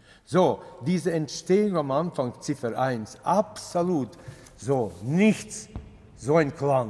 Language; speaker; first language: German; non-native, fluent; Latvian